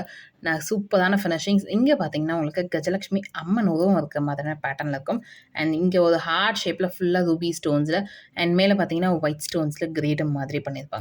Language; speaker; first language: Tamil; native; Tamil